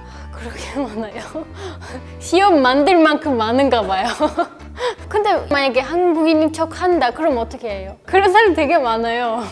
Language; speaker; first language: Korean; non-native, fluent; Turkish